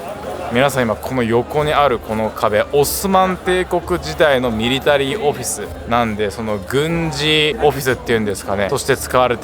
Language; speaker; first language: Japanese; native; Japanese